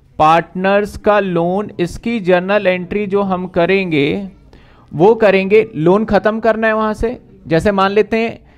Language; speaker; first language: Hindi; native; Hindi